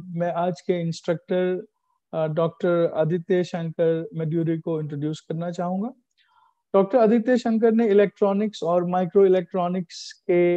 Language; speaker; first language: Hindi; native; Hindi